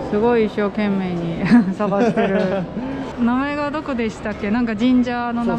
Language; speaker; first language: Japanese; non-native, fluent; Korean